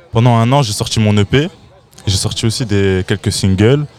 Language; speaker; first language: French; native; French